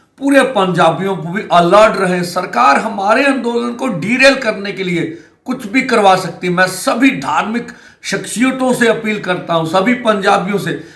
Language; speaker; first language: Hindi; non-native, local second language; Punjabi